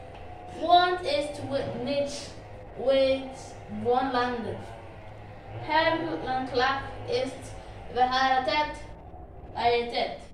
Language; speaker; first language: German; non-native, learner; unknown